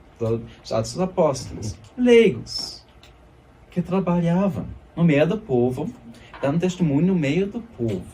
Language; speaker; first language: Portuguese; non-native, fluent; German